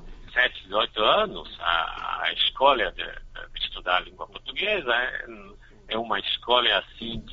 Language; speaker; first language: Portuguese; non-native, fluent; Chinese